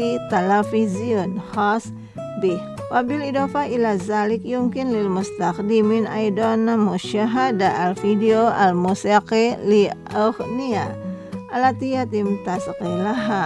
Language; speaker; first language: Arabic; non-native, fluent; Indonesian